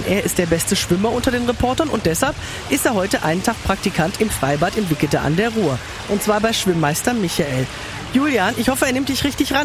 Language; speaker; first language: German; native; German